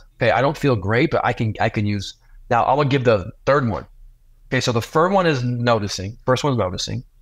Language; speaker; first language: English; native; English